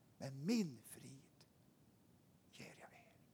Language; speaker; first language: Swedish; native; Swedish